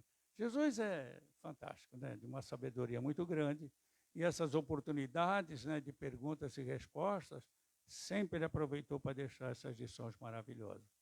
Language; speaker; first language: Portuguese; native; Portuguese